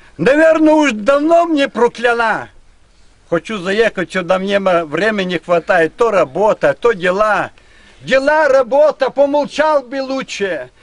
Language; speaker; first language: Russian; non-native, local second language; Ukrainian